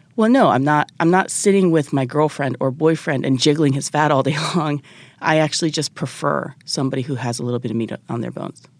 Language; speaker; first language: English; early bilingual, other home language; Japanese